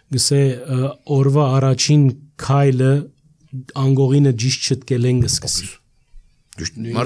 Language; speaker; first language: Armenian; early bilingual, heritage; Armenian